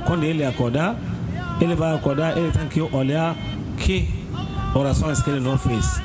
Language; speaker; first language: Portuguese; non-native, learner; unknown